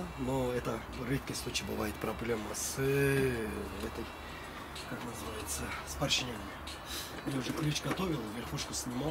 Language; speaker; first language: Russian; non-native, fluent; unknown